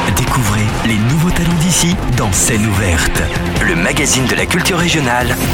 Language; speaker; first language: French; native; French